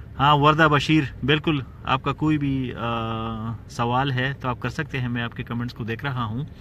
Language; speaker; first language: Urdu; non-native, local second language; Pashto